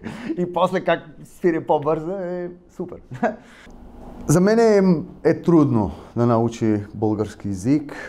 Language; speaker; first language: Bulgarian; non-native, learner; Spanish